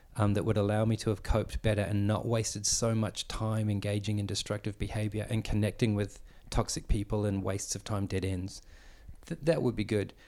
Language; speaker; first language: English; native; English